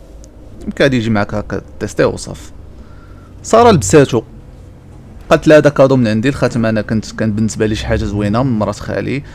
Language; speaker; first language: Arabic; native; Arabic